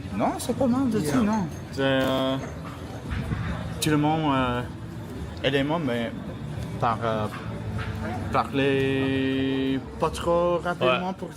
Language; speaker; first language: French; non-native, learner; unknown